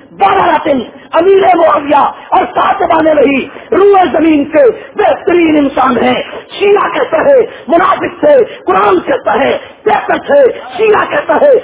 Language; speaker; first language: Urdu; non-native, local second language; Punjabi